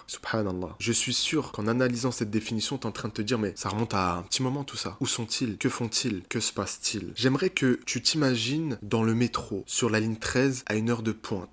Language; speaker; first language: French; native; French